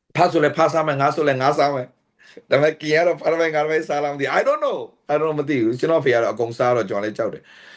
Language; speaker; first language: Burmese; non-native, local second language; Tedim Chin